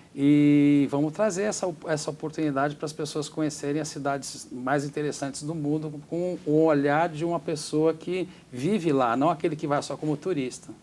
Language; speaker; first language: Portuguese; native; Portuguese